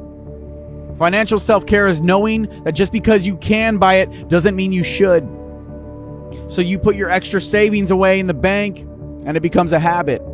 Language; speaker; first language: English; native; English